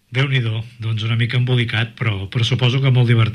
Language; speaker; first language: Catalan; native; Catalan